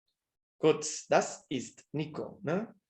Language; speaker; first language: German; non-native, fluent; Spanish